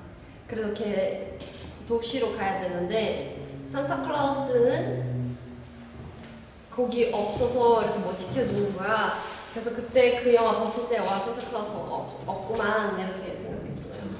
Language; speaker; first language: Korean; non-native, learner; Portuguese